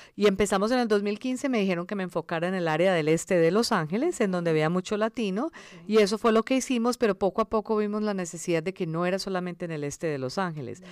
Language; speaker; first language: Spanish; early bilingual, other home language; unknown